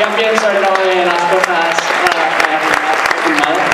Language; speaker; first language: Spanish; native; Spanish